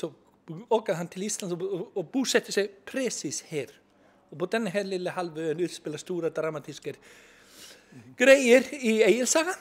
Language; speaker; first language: Swedish; non-native, fluent; Icelandic